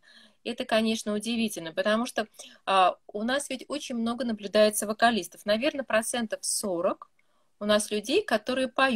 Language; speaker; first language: Russian; native; Russian